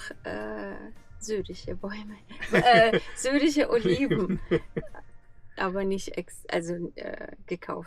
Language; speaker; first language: German; non-native, fluent; Arabic